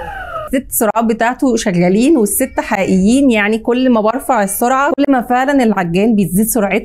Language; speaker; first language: Arabic; native; Arabic